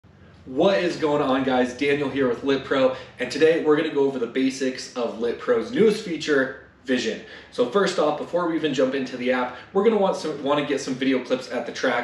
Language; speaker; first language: English; native; English